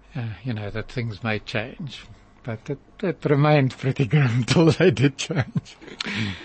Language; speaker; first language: English; native; English